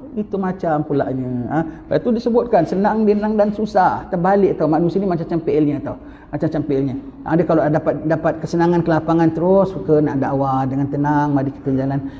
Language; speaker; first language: Malay; native; Malay